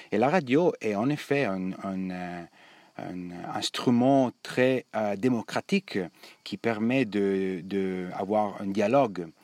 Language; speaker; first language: French; non-native, learner; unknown